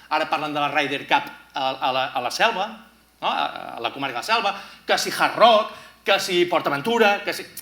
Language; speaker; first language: Catalan; native; Catalan